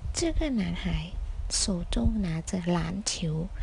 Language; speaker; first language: Chinese; non-native, fluent; Thai